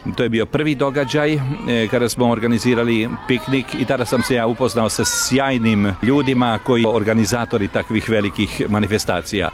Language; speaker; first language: Croatian; early bilingual, heritage; Hungarian